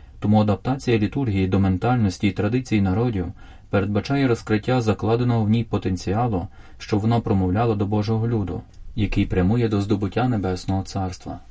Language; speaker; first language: Ukrainian; native; Ukrainian